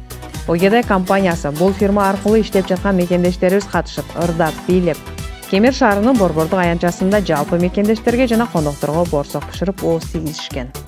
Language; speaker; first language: Kyrgyz; native; Kyrgyz